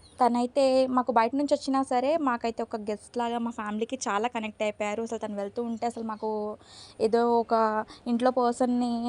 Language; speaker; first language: Telugu; non-native, local second language; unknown